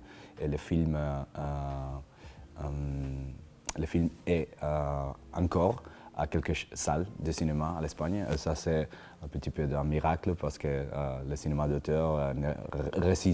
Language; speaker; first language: French; non-native, learner; Spanish